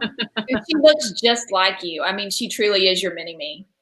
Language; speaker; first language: English; native; English